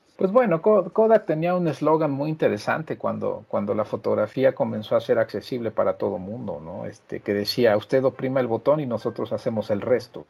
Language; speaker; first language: Spanish; native; Spanish